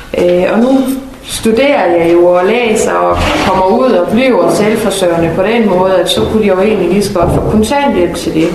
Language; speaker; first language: Danish; native; Danish